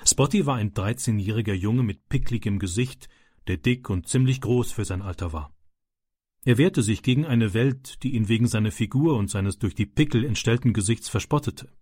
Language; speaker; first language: German; native; German